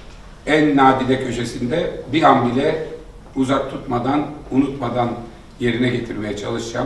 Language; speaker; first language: Turkish; native; Turkish